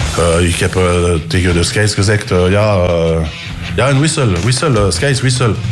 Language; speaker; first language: Dutch; non-native, local second language; French